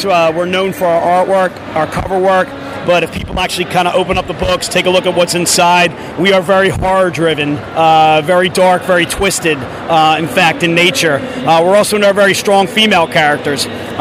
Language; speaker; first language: English; native; English